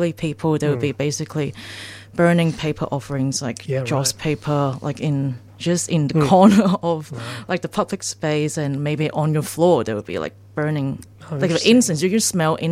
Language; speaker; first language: English; non-native, local second language; Cantonese